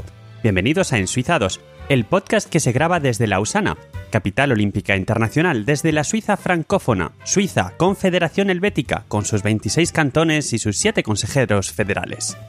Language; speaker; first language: Spanish; native; Spanish